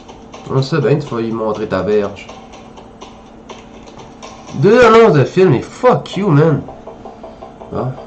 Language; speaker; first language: French; native; French